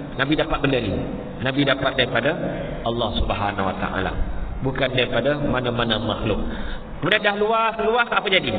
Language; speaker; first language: Malay; native; Malay